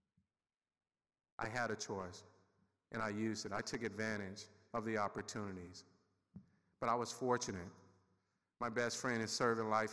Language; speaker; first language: English; native; English